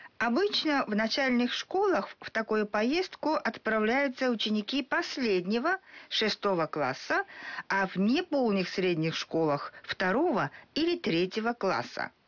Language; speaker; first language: Russian; non-native, fluent; Japanese